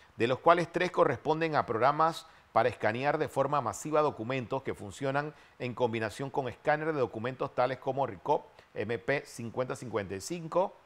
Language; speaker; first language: Spanish; native; Spanish